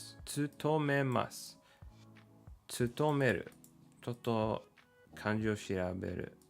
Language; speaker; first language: Japanese; non-native, learner; English